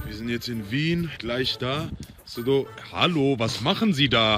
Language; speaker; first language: German; early bilingual, other home language; Turkish